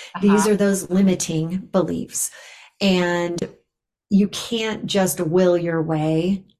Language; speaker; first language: English; native; English